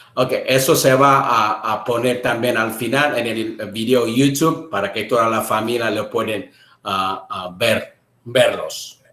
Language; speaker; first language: Spanish; non-native, learner; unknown